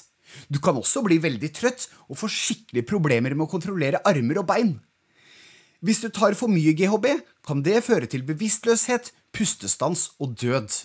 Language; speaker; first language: Norwegian; native; Norwegian